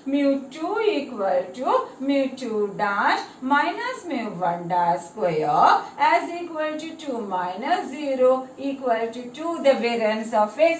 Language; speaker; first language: English; non-native, local second language; Malayalam